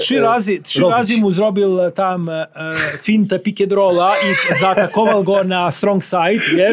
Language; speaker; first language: Polish; non-native, learner; Serbian